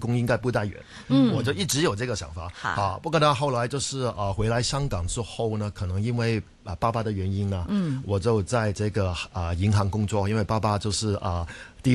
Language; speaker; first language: Chinese; non-native, fluent; Cantonese